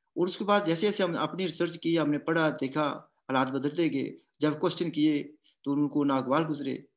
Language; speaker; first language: Urdu; non-native, local second language; Pahari-Potwari